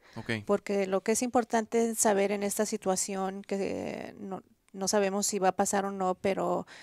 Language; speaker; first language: Spanish; early bilingual, heritage; Spanish